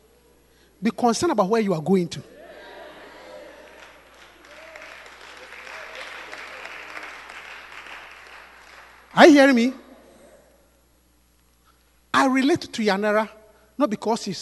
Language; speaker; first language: English; non-native, local second language; Akan